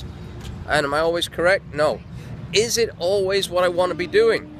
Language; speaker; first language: English; native; English